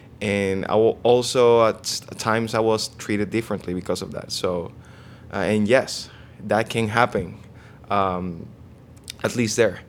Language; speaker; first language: English; non-native, fluent; Spanish